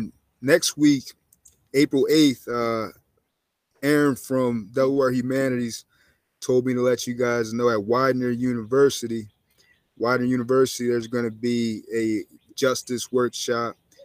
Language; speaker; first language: English; native; English